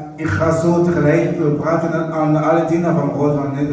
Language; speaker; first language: Dutch; non-native, learner; Lingala